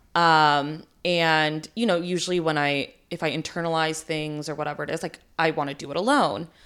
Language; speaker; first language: English; early bilingual, other home language; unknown